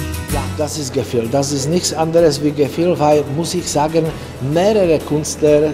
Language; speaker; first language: German; non-native, fluent; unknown